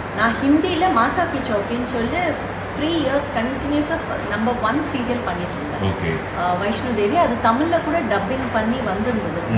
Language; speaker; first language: Tamil; non-native, local second language; Telugu